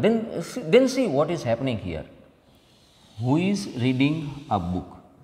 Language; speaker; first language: English; non-native, local second language; Gujarati